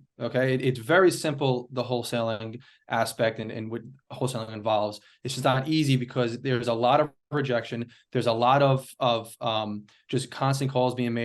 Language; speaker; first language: English; native; English